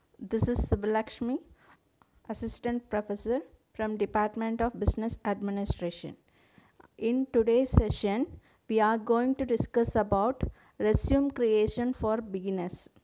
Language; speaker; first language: English; non-native, local second language; Tamil